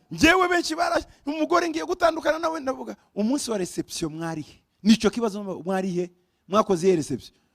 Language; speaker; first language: Kinyarwanda; early bilingual, heritage; Kinyarwanda